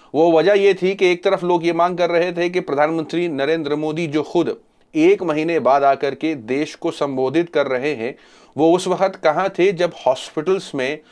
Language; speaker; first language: Hindi; native; Hindi